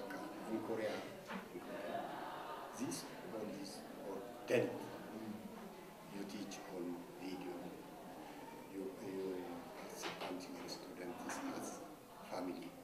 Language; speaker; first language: English; non-native, learner; Amharic